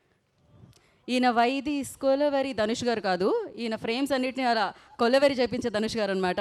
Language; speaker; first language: Telugu; native; Telugu